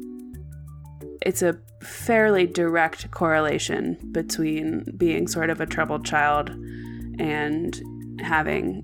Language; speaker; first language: English; native; English